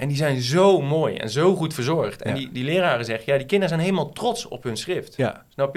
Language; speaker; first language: Dutch; native; Dutch